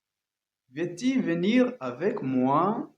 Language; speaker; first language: French; non-native, learner; Kinyarwanda